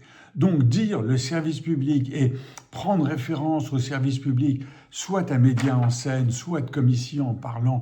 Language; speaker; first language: French; native; French